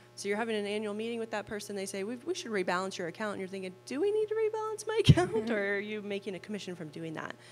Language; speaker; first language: English; native; English